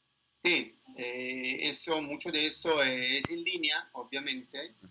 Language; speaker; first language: Spanish; non-native, learner; Italian